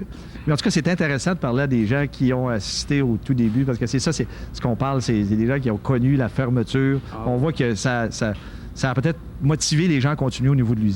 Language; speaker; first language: French; native; French